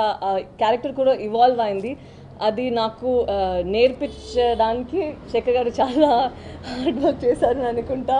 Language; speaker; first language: Telugu; non-native, fluent; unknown